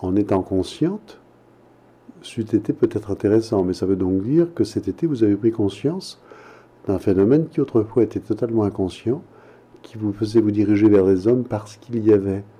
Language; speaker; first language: French; native; French